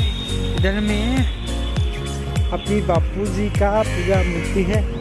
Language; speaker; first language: Hindi; non-native, local second language; Assamese